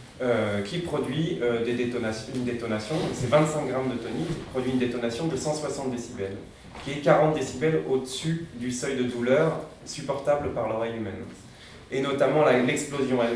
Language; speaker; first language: French; native; French